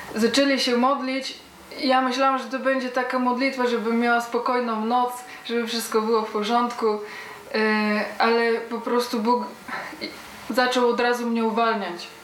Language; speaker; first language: Polish; early bilingual, heritage; Polish